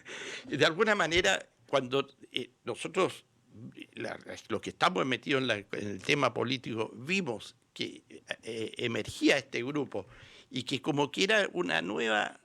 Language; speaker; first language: Spanish; native; Spanish